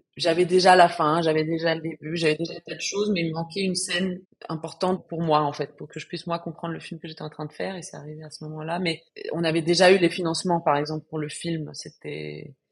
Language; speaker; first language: French; non-native, fluent; Spanish